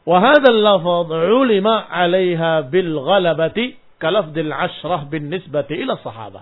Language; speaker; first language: Arabic; non-native, fluent; Indonesian